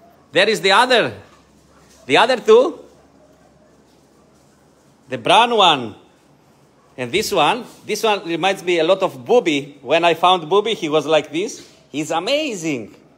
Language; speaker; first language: English; non-native, fluent; Greek